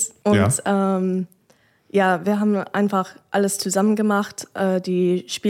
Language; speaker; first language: German; non-native, fluent; English